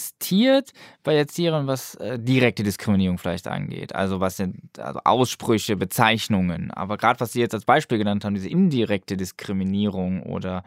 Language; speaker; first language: German; native; German